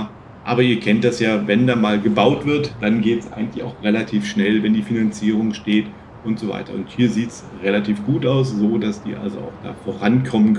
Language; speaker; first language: German; native; German